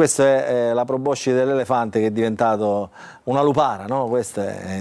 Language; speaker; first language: Italian; native; Italian